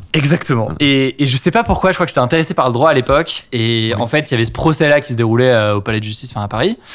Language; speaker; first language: French; native; French